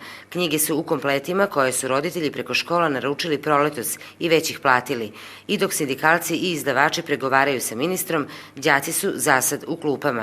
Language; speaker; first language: Serbian; native; Serbian